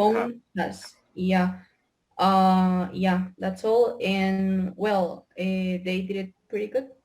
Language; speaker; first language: English; non-native, learner; Spanish